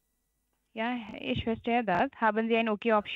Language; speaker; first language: German; non-native, learner; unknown